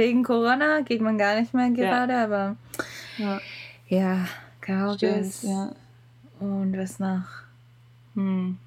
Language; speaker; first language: German; non-native, learner; Japanese